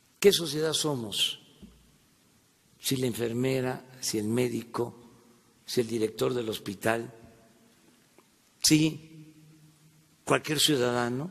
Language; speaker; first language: Spanish; native; Spanish